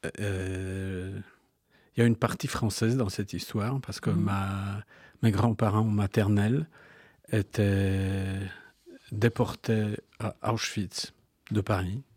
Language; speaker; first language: French; non-native, fluent; Polish